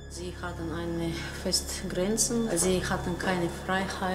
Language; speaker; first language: German; non-native, learner; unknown